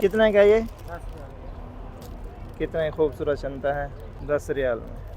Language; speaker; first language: Hindi; native; Hindi